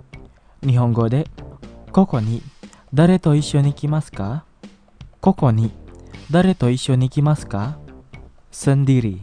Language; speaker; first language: Japanese; non-native, fluent; Indonesian